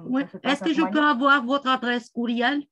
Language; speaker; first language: French; non-native, fluent; Romanian